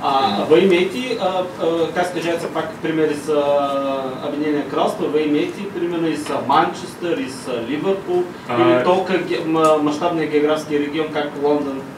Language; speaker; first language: Russian; non-native, learner; Bulgarian